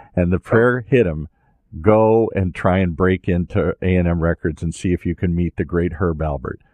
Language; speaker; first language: English; native; English